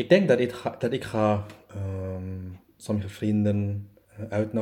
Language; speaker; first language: Dutch; non-native, learner; German